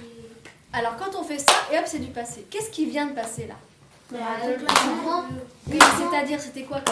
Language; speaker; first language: French; native; French